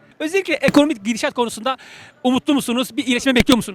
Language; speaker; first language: Turkish; native; Turkish